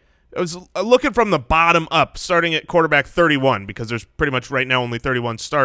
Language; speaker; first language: English; native; English